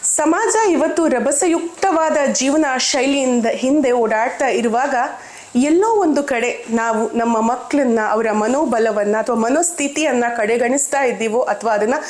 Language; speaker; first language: Kannada; native; Kannada